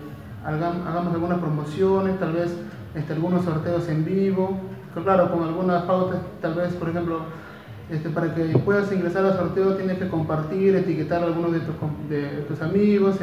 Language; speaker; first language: Spanish; native; Spanish